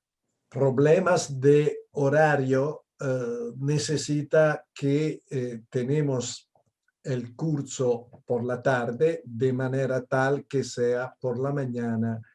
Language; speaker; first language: Spanish; non-native, fluent; Italian